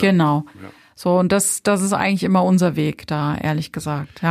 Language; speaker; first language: German; native; German